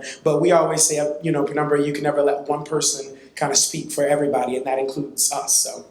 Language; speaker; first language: English; native; English